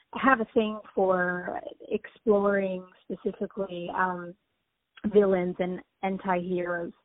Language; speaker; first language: English; early bilingual, other home language; Italian